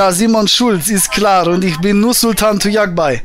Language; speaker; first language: German; native; German